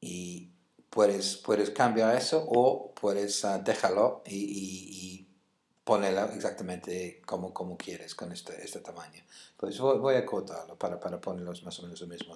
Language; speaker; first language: Spanish; non-native, fluent; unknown